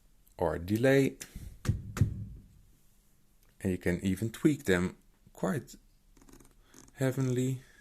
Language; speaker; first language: English; non-native, fluent; Dutch